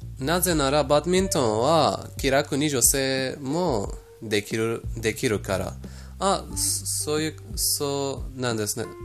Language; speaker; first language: Japanese; non-native, fluent; Persian